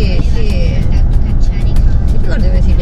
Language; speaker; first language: Italian; native; Italian